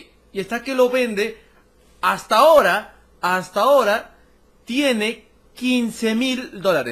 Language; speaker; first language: Spanish; native; Spanish